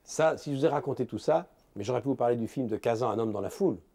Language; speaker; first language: French; native; French